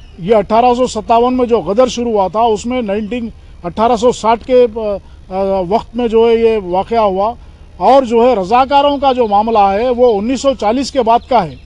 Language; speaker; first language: Urdu; native; Urdu